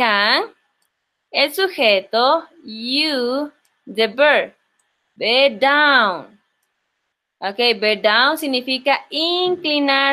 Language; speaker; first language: English; non-native, local second language; Spanish